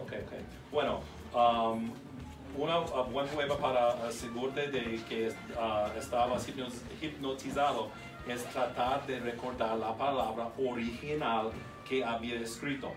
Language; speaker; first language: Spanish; non-native, learner; English